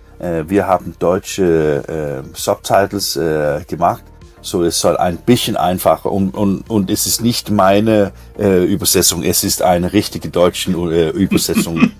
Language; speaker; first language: German; non-native, learner; Danish